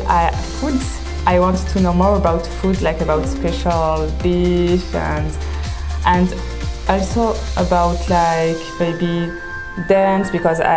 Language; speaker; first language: English; non-native, fluent; French